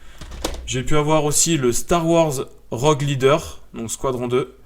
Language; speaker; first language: French; native; French